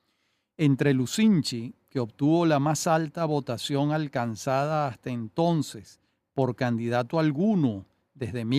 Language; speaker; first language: Spanish; native; Spanish